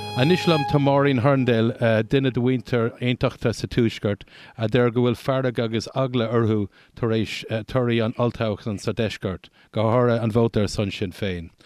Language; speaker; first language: Irish; non-native, local second language; English